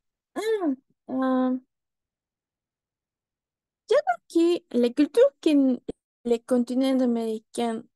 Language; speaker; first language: French; non-native, learner; Spanish